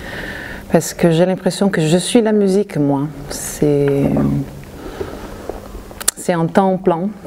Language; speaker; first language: French; non-native, fluent; Portuguese